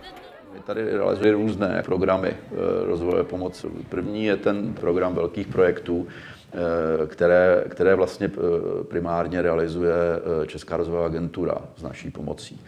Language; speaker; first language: Czech; native; Czech